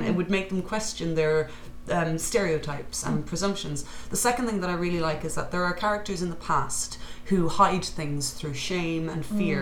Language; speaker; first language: English; native; English